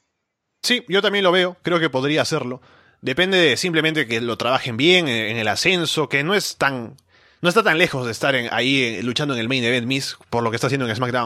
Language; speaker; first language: Spanish; native; Spanish